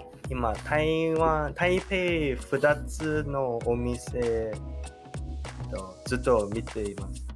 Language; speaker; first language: Japanese; non-native, learner; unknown